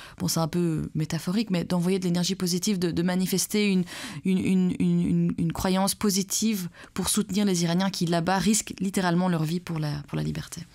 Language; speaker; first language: French; early bilingual, other home language; Persian